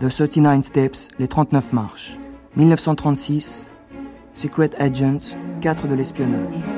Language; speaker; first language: French; native; French